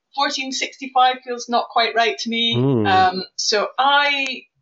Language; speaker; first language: English; native; English